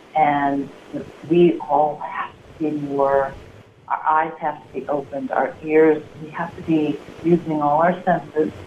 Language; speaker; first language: English; native; English